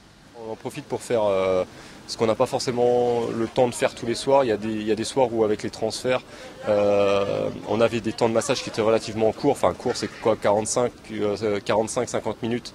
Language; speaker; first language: French; native; French